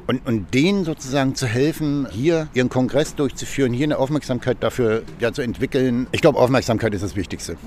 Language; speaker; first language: German; native; German